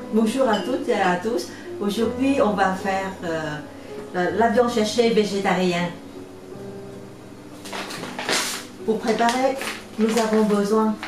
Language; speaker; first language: French; non-native, learner; Vietnamese